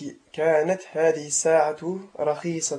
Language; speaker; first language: Arabic; non-native, learner; French